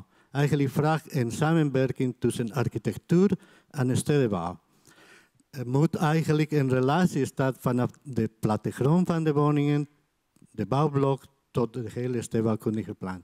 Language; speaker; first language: Dutch; non-native, fluent; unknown